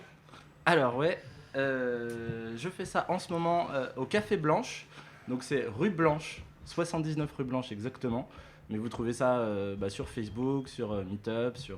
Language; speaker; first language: French; native; French